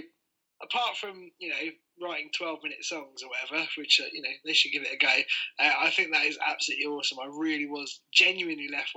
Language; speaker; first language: English; native; English